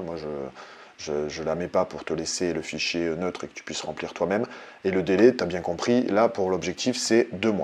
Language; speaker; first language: French; native; French